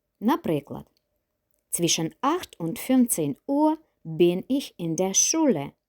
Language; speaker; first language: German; non-native, fluent; Ukrainian